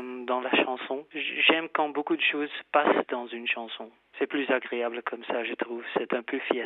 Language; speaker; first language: French; non-native, fluent; Dutch